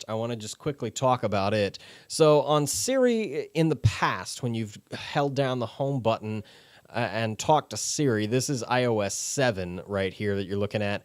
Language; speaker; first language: English; native; English